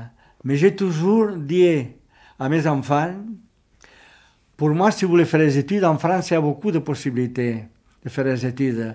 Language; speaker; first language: French; non-native, fluent; Catalan